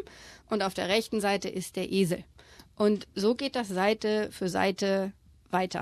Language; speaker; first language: German; native; German